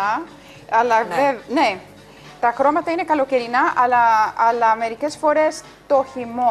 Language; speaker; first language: Greek; non-native, fluent; Spanish